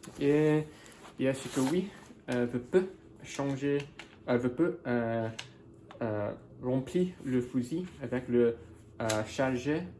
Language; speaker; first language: French; non-native, learner; English